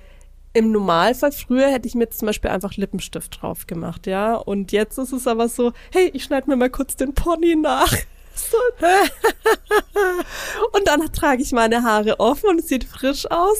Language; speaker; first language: German; native; German